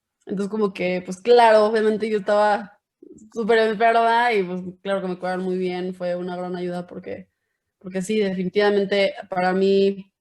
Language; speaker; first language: Spanish; early bilingual, heritage; Spanish